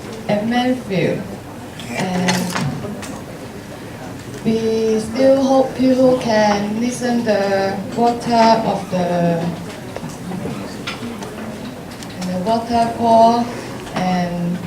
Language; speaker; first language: English; non-native, learner; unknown